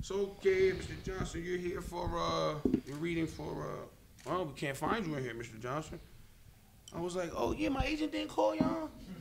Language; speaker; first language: English; native; English